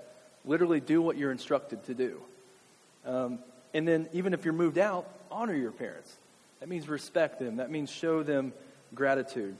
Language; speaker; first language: English; native; English